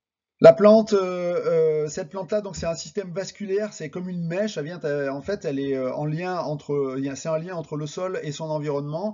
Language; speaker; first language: French; native; French